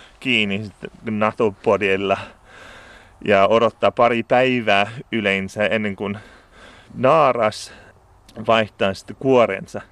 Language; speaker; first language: Finnish; non-native, fluent; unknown